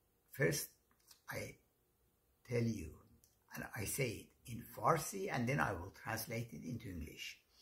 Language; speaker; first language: English; non-native, fluent; Persian